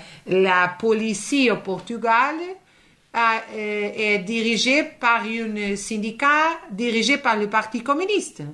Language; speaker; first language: French; non-native, fluent; Portuguese